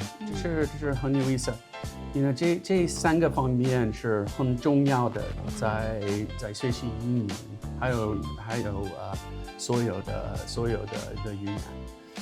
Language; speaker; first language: Chinese; non-native, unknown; English